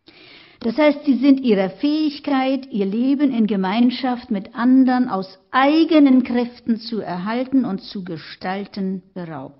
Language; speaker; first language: German; native; German